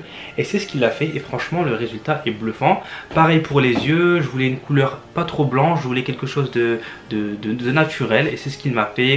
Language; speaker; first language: French; native; French